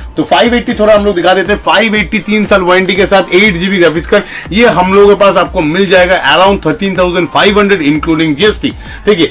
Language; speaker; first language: Hindi; non-native, local second language; Bangla